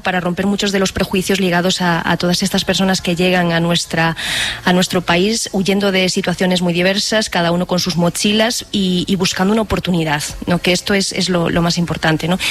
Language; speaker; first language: Spanish; native; Spanish